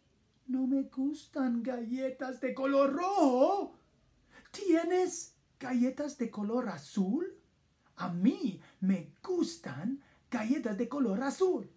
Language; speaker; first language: Spanish; non-native, fluent; English